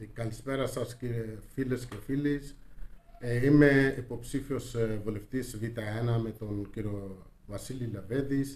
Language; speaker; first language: Greek; non-native, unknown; Urdu